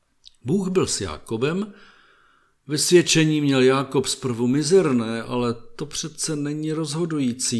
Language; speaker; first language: Czech; native; Czech